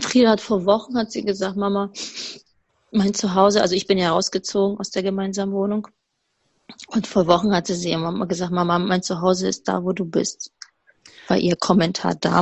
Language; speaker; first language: German; native; German